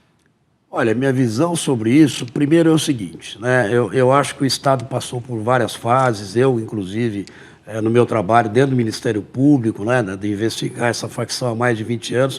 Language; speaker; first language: Portuguese; native; Portuguese